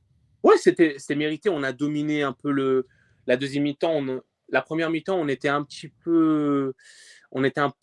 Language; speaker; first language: French; early bilingual, other home language; Persian